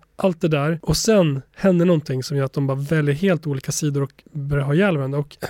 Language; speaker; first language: Swedish; early bilingual, other home language; Albanian